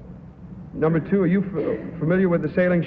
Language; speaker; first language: English; native; English